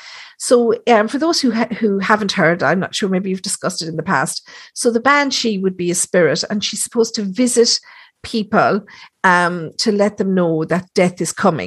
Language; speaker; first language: English; native; English